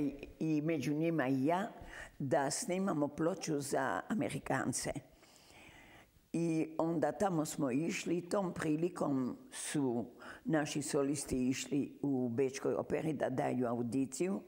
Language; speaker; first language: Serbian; early bilingual, heritage; Serbian